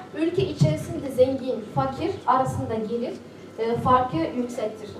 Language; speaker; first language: Turkish; non-native, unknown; Arabic